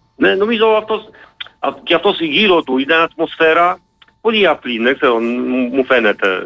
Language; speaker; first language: Greek; non-native, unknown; Polish